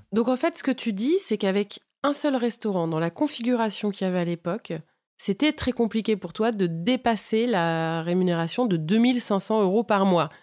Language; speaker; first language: French; native; French